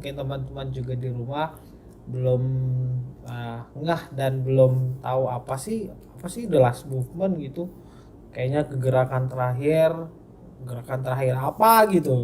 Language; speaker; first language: Indonesian; native; Indonesian